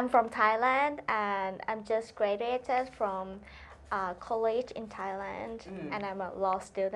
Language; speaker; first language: English; non-native, learner; Thai